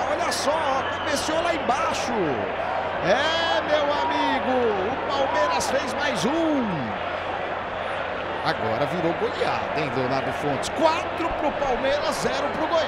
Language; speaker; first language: Portuguese; native; Portuguese